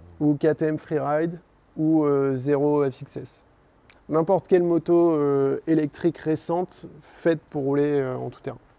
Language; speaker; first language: French; native; French